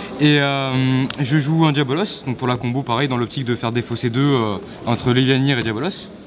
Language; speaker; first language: French; native; French